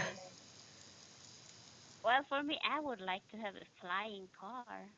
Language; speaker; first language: English; non-native, fluent; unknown